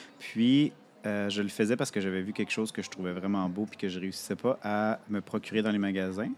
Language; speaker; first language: French; native; French